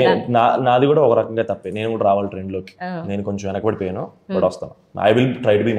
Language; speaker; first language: Telugu; native; Telugu